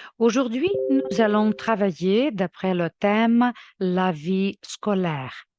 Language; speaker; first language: French; non-native, fluent; Ukrainian